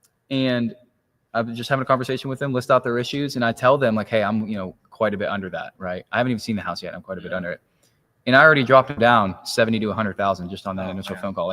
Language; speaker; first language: English; native; English